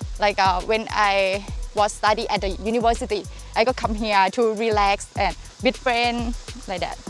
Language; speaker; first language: English; non-native, learner; Thai